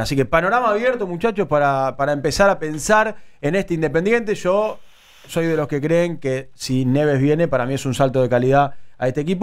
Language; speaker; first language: Spanish; native; Spanish